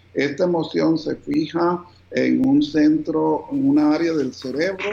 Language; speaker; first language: Spanish; early bilingual, heritage; Spanish